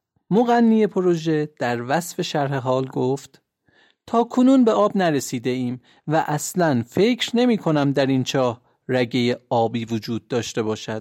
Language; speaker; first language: Persian; native; Persian